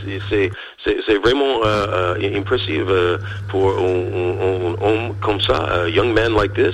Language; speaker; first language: French; non-native, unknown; English